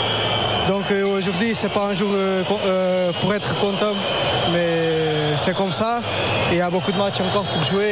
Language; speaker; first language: French; non-native, fluent; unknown